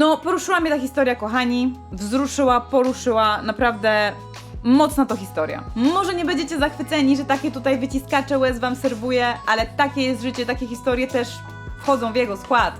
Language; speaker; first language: Polish; native; Polish